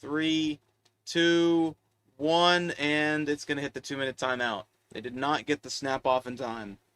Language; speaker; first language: English; native; English